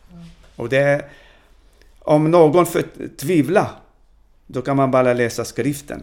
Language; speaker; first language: Swedish; non-native, fluent; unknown